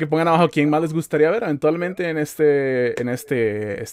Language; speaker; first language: Spanish; native; Spanish